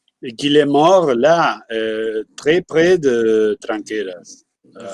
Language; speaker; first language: French; non-native, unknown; Spanish